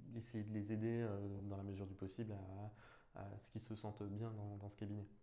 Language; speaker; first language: French; native; French